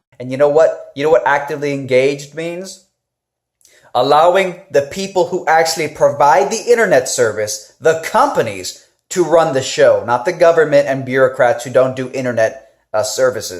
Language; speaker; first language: English; native; English